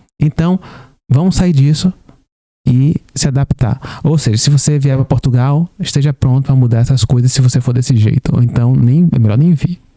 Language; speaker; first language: Portuguese; native; Portuguese